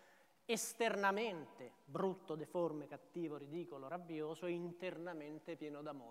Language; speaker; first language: Italian; native; Italian